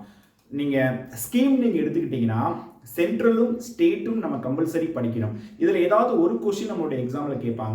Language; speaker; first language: Tamil; native; Tamil